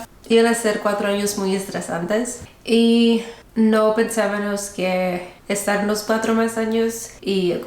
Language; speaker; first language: Spanish; early bilingual, heritage; Spanish